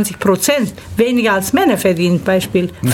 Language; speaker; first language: German; early bilingual, other home language; Turkish